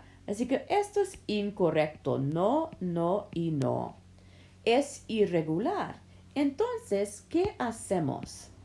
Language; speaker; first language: Spanish; non-native, fluent; English